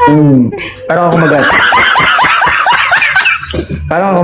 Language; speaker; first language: Filipino; native; Filipino